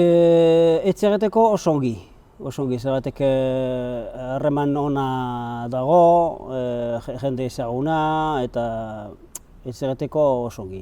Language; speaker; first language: Basque; non-native, fluent; Arabic